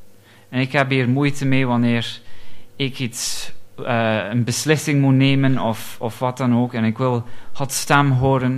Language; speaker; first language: Dutch; non-native, fluent; English